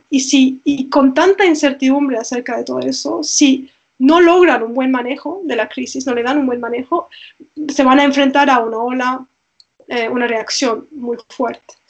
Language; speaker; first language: Spanish; non-native, fluent; Turkish